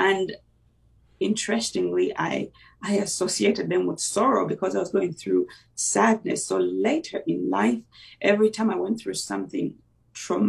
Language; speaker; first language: English; non-native, local second language; Ganda